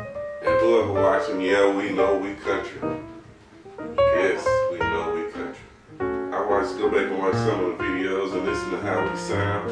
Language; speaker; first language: English; native; English